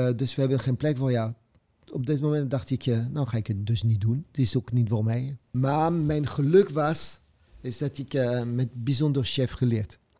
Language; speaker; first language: Dutch; non-native, fluent; French